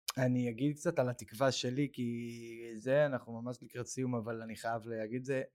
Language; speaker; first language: Hebrew; native; Hebrew